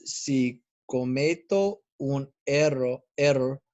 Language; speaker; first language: Spanish; non-native, learner; English